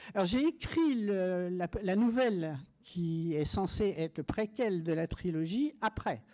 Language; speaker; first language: French; native; French